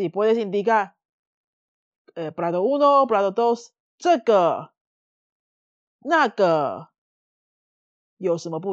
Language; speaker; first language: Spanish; non-native, fluent; Chinese